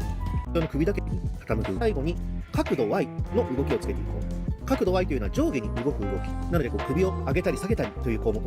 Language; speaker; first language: Japanese; native; Japanese